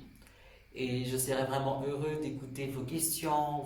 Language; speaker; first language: French; non-native, local second language; Swahili